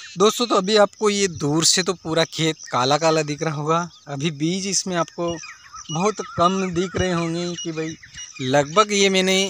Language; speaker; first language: Hindi; native; Hindi